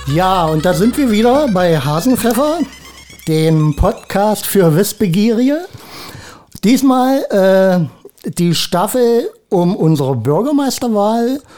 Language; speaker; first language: German; native; German